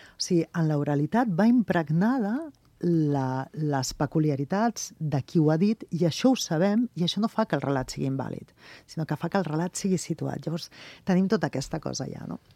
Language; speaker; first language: Catalan; non-native, local second language; Spanish